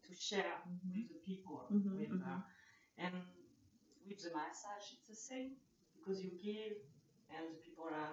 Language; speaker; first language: English; non-native, learner; French